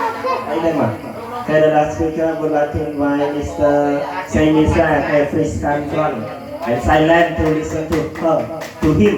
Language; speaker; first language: English; non-native, learner; Khmer